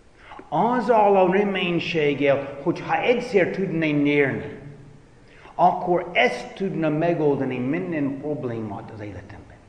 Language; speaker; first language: Hungarian; non-native, fluent; English